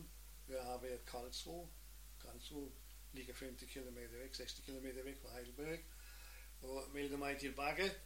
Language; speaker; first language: Danish; non-native, learner; German